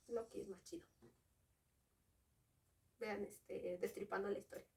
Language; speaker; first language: Spanish; native; Spanish